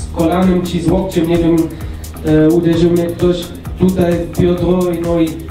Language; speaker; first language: Polish; early bilingual, heritage; Polish